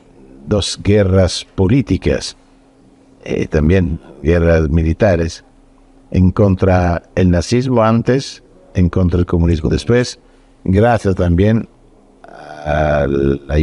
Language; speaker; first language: Spanish; non-native, fluent; Italian